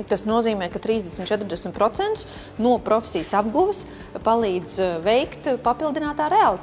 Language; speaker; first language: Latvian; native; Latvian